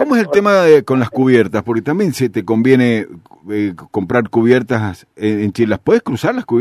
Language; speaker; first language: Spanish; native; Spanish